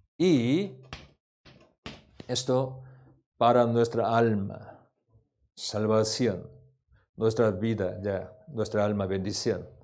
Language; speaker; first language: Spanish; non-native, learner; Korean